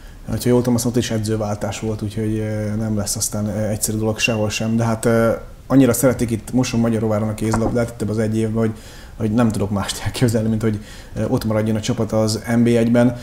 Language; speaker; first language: Hungarian; native; Hungarian